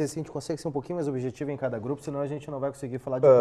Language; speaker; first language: Portuguese; native; Portuguese